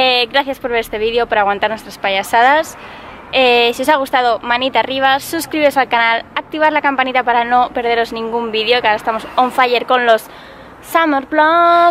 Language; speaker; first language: Spanish; native; Spanish